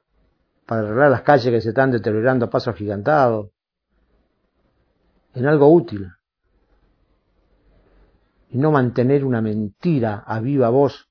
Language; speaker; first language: Spanish; native; Spanish